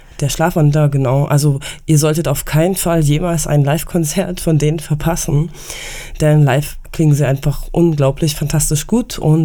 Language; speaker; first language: German; native; German